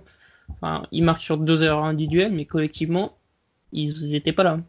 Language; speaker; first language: French; native; French